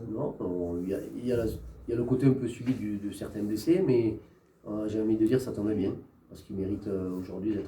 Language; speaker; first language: French; native; French